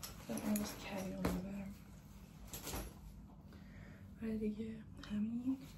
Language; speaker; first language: Persian; native; Persian